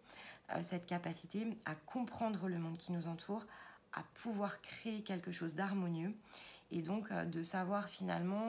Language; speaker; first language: French; native; French